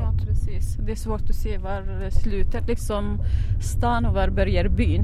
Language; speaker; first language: Swedish; non-native, fluent; Arabic